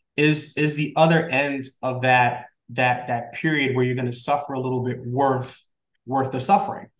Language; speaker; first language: English; early bilingual, other home language; Spanish